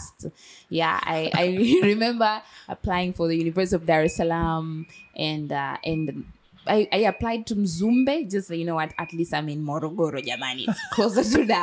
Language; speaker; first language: English; non-native, local second language; Swahili